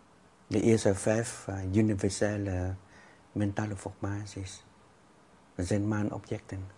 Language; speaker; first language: Dutch; non-native, fluent; Vietnamese